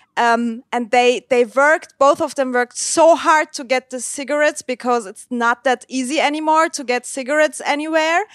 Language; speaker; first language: English; non-native, fluent; Turkish